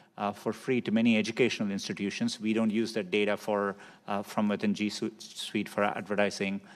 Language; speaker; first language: English; non-native, local second language; Tamil